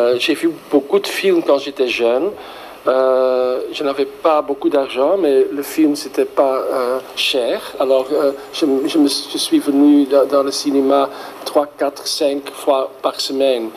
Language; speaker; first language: French; non-native, fluent; Dutch